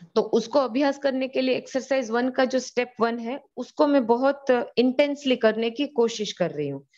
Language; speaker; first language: Hindi; non-native, local second language; Gujarati